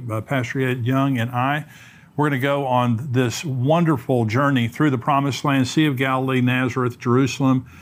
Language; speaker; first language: English; native; English